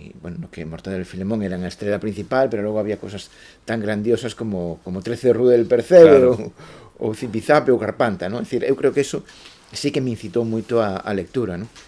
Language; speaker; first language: Galician; native; Galician